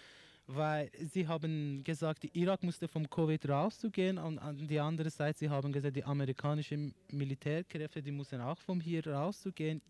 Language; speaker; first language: German; non-native, learner; Persian